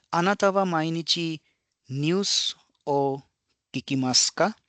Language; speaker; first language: Japanese; non-native, fluent; Hindi